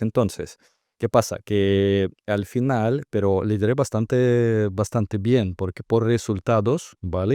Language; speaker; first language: Spanish; non-native, fluent; Russian